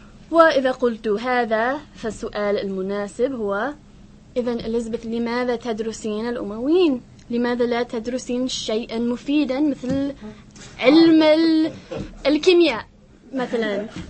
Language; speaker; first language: Arabic; non-native, fluent; English